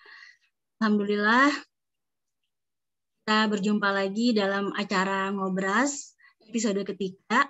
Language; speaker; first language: Indonesian; native; Indonesian